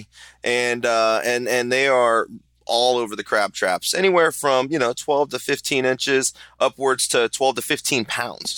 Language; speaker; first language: English; native; English